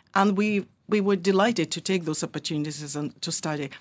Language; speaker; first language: English; early bilingual, other home language; Russian